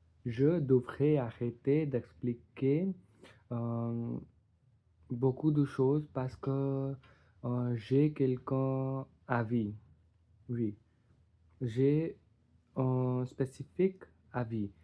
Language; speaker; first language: French; non-native, learner; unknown